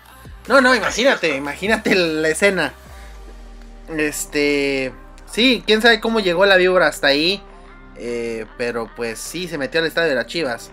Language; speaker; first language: Spanish; native; Spanish